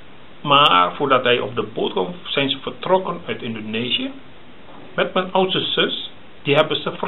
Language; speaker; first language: Dutch; early bilingual, other home language; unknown